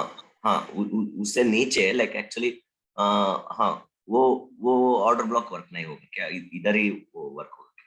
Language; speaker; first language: Hindi; non-native, local second language; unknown